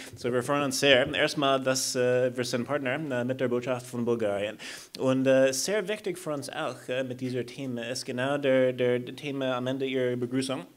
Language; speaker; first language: German; non-native, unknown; English